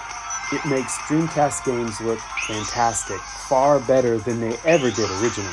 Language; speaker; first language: English; native; English